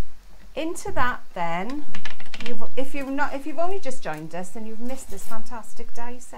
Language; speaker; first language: English; native; English